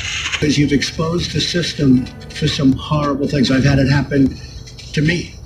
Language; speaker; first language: English; native; English